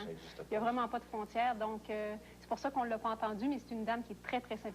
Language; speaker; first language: French; native; French